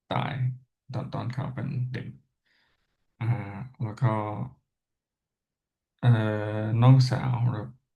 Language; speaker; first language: Thai; non-native, learner; English